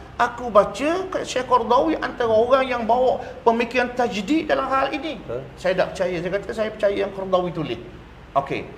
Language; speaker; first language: Malay; native; Malay